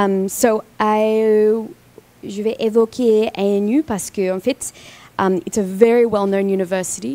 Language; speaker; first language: French; non-native, fluent; English